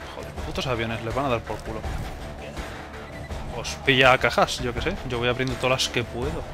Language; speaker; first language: Spanish; native; Spanish